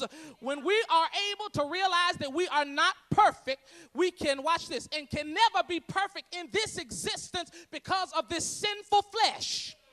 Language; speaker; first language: English; native; English